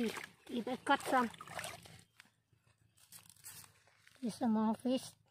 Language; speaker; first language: English; non-native, learner; Thai